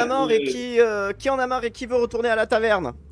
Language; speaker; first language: French; native; French